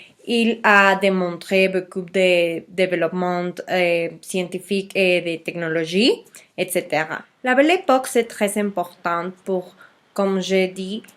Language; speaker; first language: French; non-native, learner; Spanish